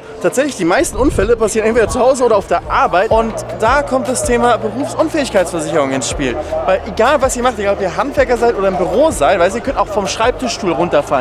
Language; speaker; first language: German; native; German